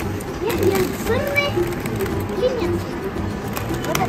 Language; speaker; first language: Russian; non-native, local second language; Kazakh